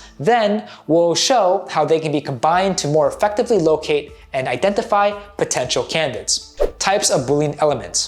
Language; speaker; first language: English; native; English